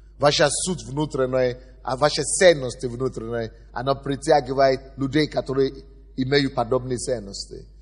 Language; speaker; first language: Russian; non-native, fluent; Yoruba